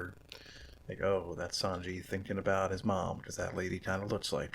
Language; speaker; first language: English; native; English